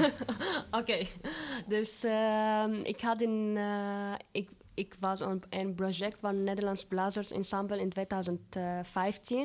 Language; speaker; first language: Dutch; non-native, learner; Arabic